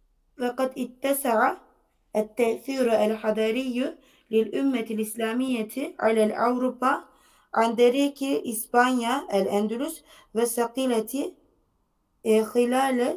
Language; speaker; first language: Arabic; non-native, learner; Turkish